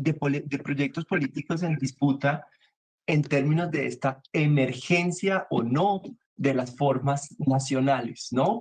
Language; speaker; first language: Spanish; native; Spanish